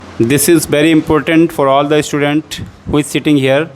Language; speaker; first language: English; non-native, learner; Hindi